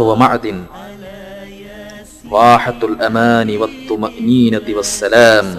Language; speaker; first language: Arabic; non-native, fluent; Malayalam